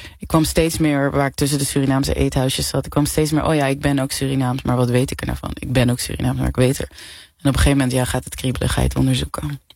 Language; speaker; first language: Dutch; native; Dutch